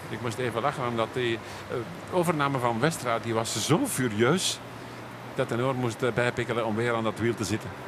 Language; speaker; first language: Dutch; native; Dutch